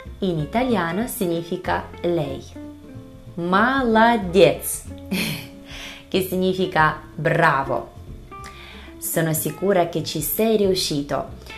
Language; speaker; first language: Italian; non-native, fluent; Russian